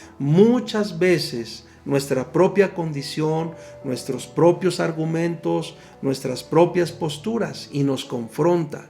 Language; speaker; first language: Spanish; native; Spanish